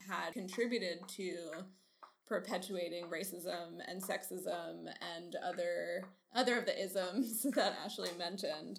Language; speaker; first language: English; native; English